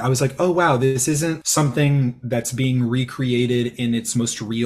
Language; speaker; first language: English; native; English